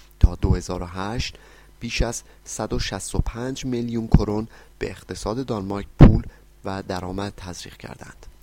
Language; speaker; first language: Persian; native; Persian